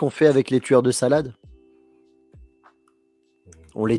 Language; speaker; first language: French; native; French